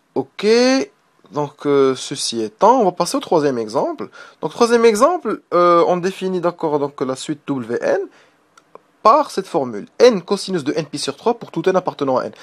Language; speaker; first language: French; non-native, local second language; Arabic